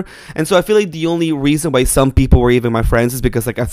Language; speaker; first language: English; non-native, fluent; Spanish